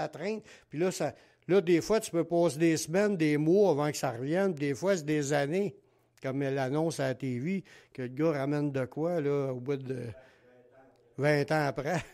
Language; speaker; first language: French; native; French